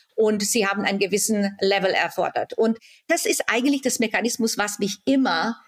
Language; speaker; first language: German; non-native, fluent; Romanian